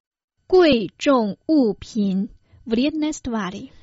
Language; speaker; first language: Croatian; non-native, fluent; Chinese